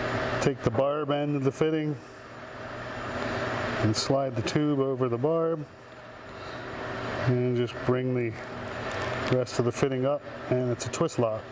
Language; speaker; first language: English; native; English